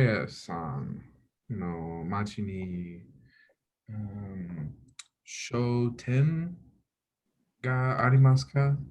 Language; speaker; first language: Japanese; non-native, learner; English